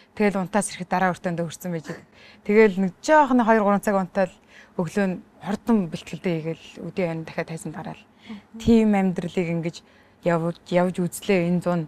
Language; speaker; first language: Mongolian; native; Mongolian